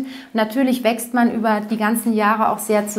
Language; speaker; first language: German; native; German